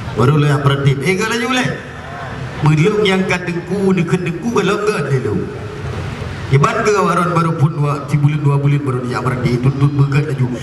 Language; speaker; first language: Malay; non-native, local second language; Achinese